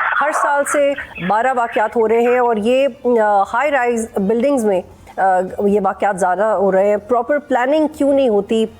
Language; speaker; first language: Urdu; native; Urdu